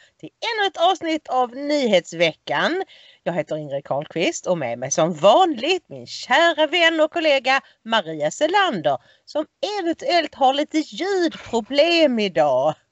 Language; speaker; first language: Swedish; native; Swedish